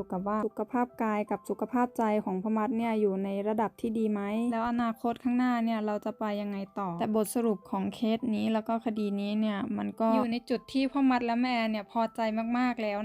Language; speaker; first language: Thai; native; Thai